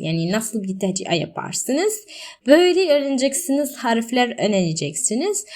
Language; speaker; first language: Turkish; non-native, learner; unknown